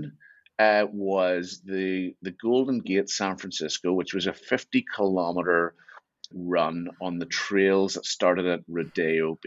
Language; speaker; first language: English; native; English